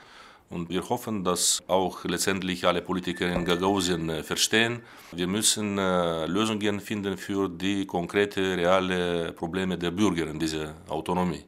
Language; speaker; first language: German; non-native, fluent; Romanian